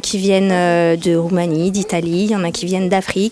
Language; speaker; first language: French; native; French